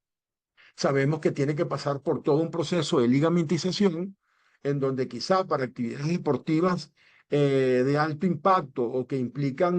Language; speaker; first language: Spanish; native; Spanish